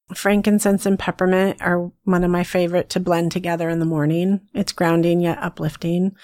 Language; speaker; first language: English; native; English